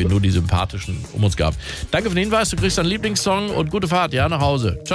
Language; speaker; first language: German; native; German